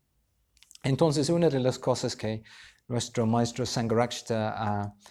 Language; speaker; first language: Spanish; non-native, fluent; English